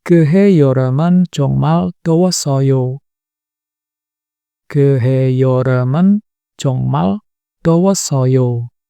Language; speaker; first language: Korean; non-native, fluent; Indonesian